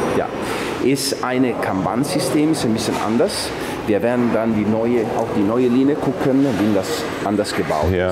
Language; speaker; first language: German; non-native, fluent; Italian